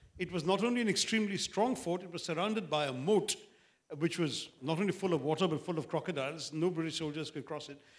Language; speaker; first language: English; non-native, local second language; Malayalam